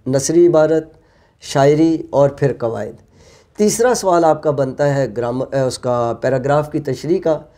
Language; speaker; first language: Urdu; non-native, local second language; Punjabi